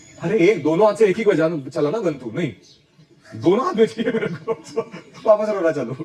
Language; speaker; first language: Hindi; non-native, local second language; Marathi